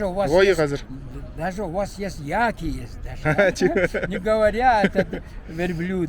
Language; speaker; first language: Russian; non-native, fluent; Mongolian